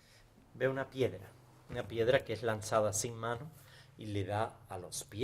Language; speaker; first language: Spanish; native; Spanish